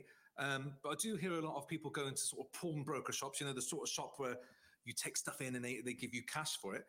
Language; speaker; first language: English; native; English